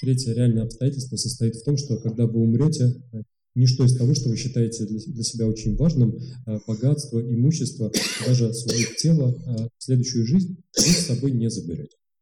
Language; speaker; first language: Russian; native; Russian